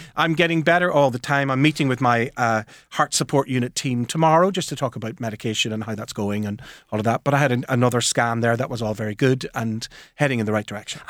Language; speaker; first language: English; native; English